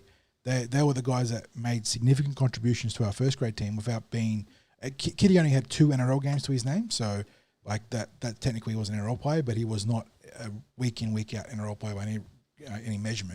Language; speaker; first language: English; native; English